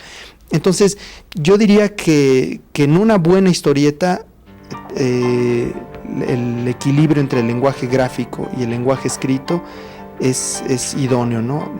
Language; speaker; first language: Spanish; native; Spanish